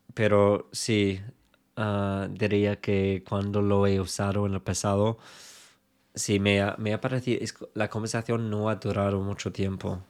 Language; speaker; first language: Spanish; non-native, fluent; English